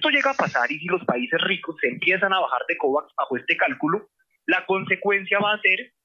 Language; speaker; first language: Spanish; native; Spanish